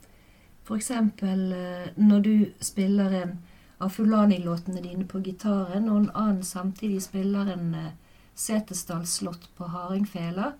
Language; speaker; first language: Norwegian; native; Norwegian